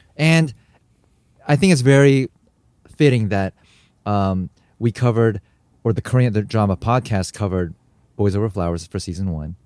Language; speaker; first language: English; native; English